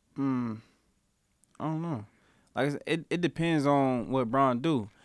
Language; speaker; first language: English; native; English